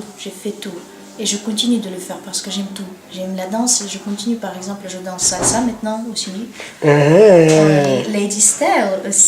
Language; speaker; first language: French; non-native, learner; Bulgarian